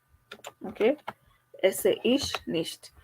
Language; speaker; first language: German; non-native, learner; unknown